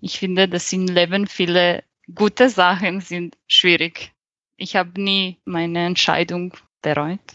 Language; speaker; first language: German; non-native, fluent; Serbian